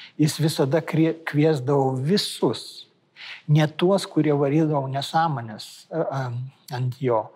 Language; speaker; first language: Lithuanian; native; Lithuanian